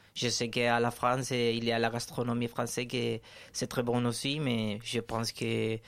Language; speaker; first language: French; non-native, fluent; Spanish